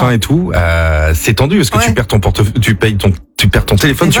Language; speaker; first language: French; native; French